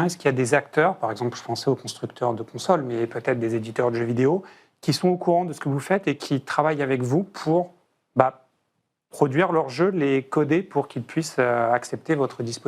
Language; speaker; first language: French; native; French